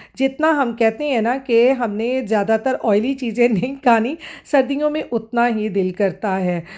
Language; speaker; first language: Urdu; non-native, local second language; Punjabi